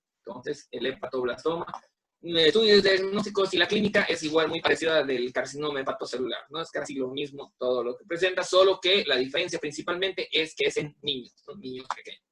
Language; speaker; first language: Spanish; native; Spanish